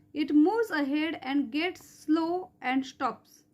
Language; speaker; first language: English; non-native, local second language; Marathi